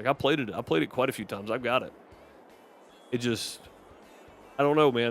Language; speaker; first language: English; native; English